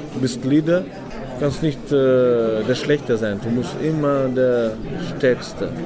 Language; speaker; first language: German; non-native, fluent; Arabic